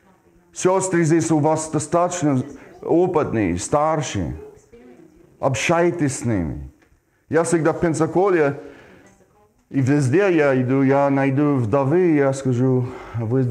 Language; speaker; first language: Russian; non-native, fluent; English